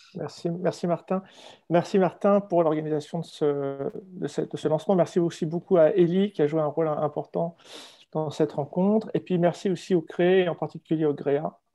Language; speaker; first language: French; native; French